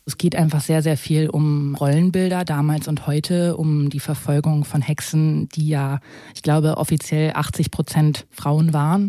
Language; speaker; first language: German; native; German